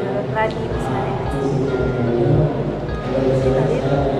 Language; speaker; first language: Indonesian; native; Indonesian